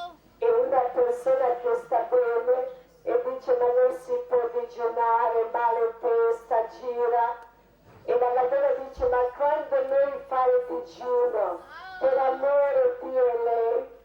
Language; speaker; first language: Italian; non-native, learner; Croatian